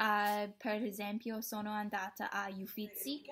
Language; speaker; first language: Italian; non-native, learner; English